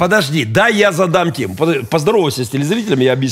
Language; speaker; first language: Russian; native; Russian